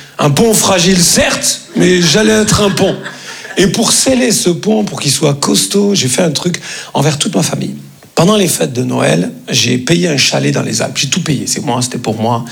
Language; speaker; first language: French; native; French